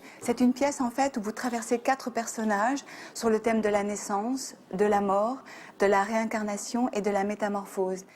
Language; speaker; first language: French; native; French